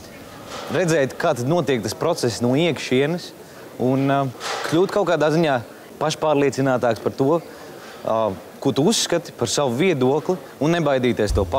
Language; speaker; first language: Latvian; native; Latvian